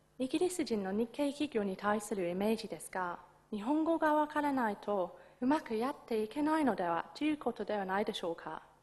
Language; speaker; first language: Japanese; non-native, fluent; English